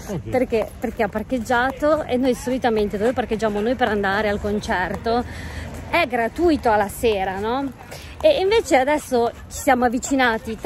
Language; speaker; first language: Italian; native; Italian